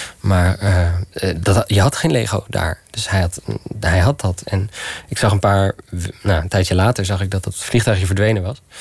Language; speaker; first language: Dutch; early bilingual, other home language; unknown